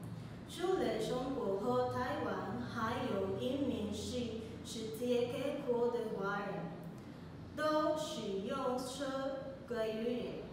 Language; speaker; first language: Chinese; non-native, learner; Spanish